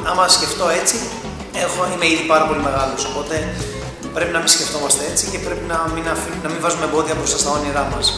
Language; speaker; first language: Greek; early bilingual, heritage; Greek